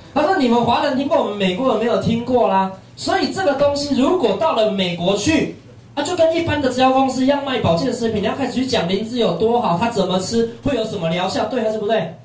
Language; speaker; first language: Chinese; native; Chinese